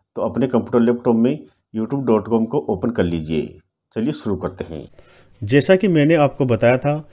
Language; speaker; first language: Hindi; native; Hindi